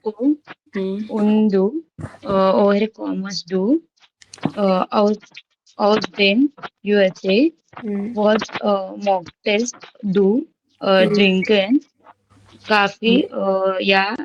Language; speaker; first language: German; non-native, learner; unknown